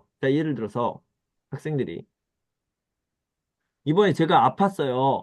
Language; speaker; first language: Korean; native; Korean